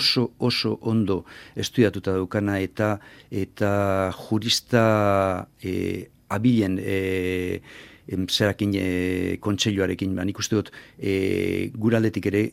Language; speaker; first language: Basque; native; Basque